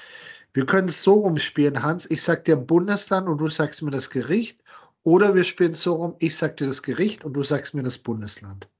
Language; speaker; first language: German; native; German